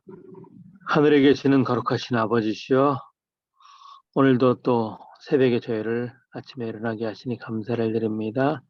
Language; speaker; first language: Korean; native; Korean